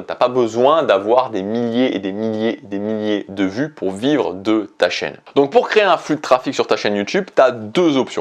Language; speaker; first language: French; native; French